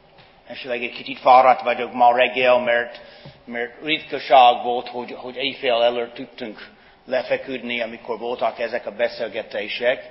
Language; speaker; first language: Hungarian; non-native, fluent; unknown